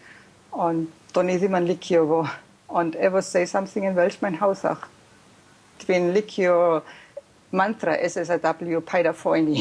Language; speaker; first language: Welsh; non-native, learner; German